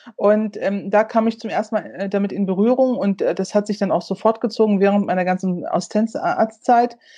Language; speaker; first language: German; early bilingual, other home language; Turkish